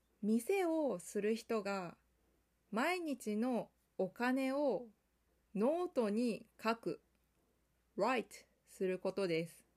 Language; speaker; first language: Japanese; non-native, fluent; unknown